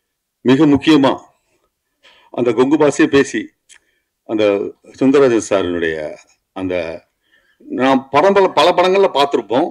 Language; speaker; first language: Tamil; native; Tamil